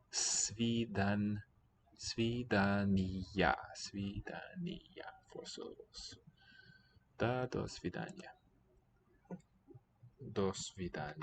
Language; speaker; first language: Russian; non-native, learner; English